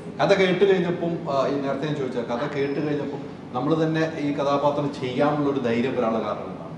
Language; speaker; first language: Malayalam; native; Malayalam